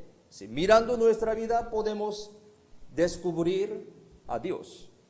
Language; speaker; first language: Spanish; non-native, fluent; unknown